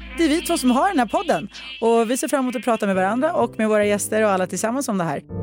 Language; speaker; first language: Swedish; early bilingual, other home language; Russian